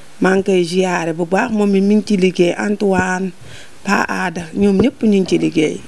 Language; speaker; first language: Wolof; native; Wolof